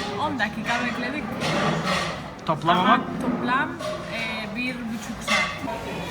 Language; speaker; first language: Turkish; non-native, learner; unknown